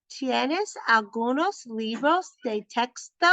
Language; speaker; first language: Spanish; non-native, fluent; English